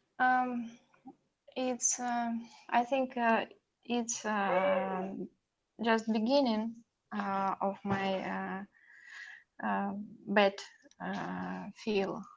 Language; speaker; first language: English; non-native, learner; Russian